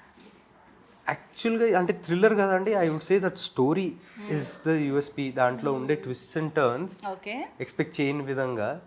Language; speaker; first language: Telugu; native; Telugu